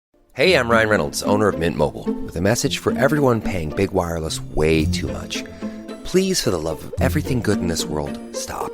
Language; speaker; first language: English; native; English